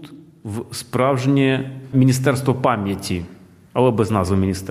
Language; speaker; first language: Polish; non-native, learner; Ukrainian